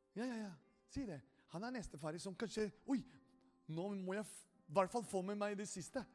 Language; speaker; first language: Norwegian; non-native, fluent; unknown